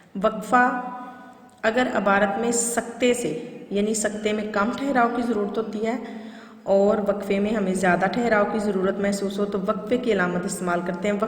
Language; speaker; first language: Urdu; non-native, local second language; Punjabi